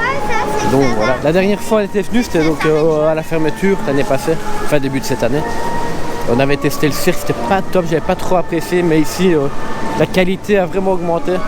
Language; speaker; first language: French; native; French